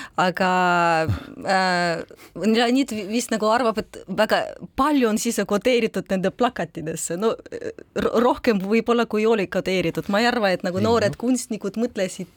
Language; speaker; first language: Estonian; non-native, local second language; Russian